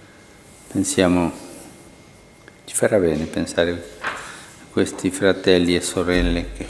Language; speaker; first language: Italian; non-native, fluent; Spanish